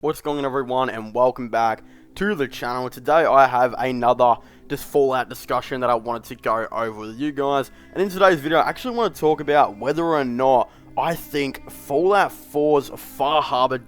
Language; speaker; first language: English; native; English